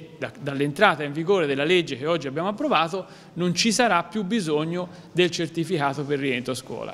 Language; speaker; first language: Italian; native; Italian